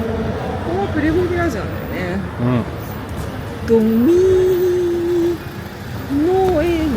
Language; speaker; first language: Japanese; native; Japanese